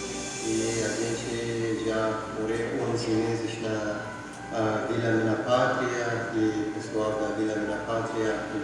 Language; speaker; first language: Portuguese; non-native, learner; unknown